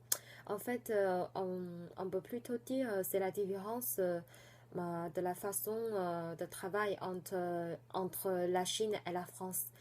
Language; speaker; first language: French; non-native, fluent; Chinese